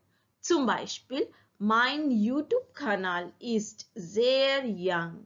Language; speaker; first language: German; non-native, learner; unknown